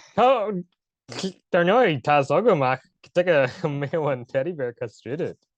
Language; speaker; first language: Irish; non-native, local second language; English